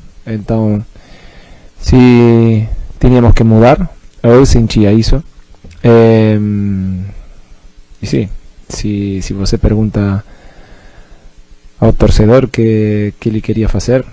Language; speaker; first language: Portuguese; non-native, fluent; Spanish